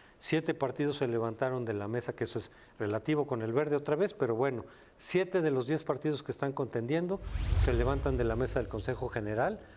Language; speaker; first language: Spanish; native; Spanish